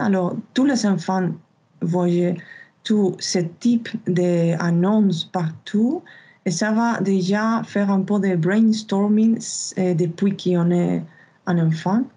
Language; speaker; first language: French; non-native, fluent; Spanish